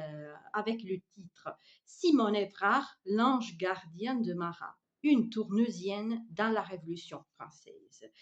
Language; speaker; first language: French; non-native, fluent; Italian